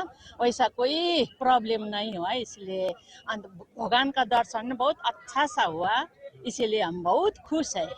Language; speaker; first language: Hindi; non-native, local second language; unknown